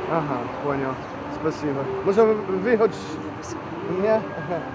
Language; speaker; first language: Russian; non-native, learner; English